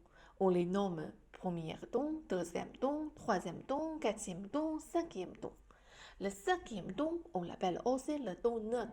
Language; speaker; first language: French; non-native, fluent; Chinese